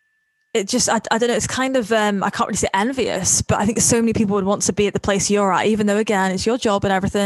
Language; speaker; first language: English; native; English